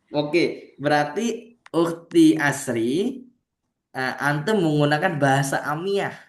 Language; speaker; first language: Malay; native; Malay